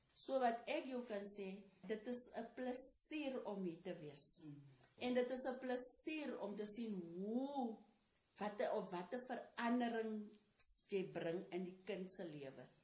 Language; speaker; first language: Afrikaans; non-native, local second language; Tswana